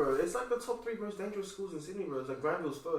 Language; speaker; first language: English; native; English